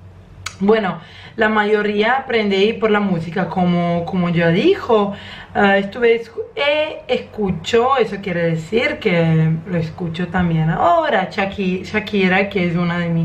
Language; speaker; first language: Spanish; non-native, fluent; Croatian